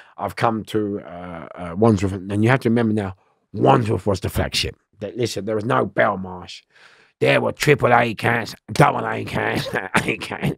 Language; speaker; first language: English; native; English